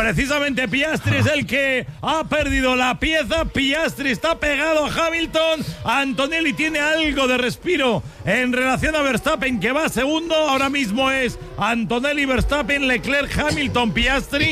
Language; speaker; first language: Spanish; native; Spanish